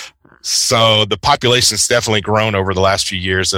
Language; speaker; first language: English; native; English